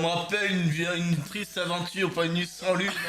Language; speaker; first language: French; native; French